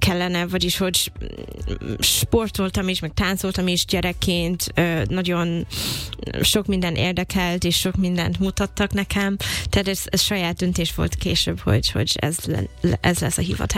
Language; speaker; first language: Hungarian; non-native, fluent; English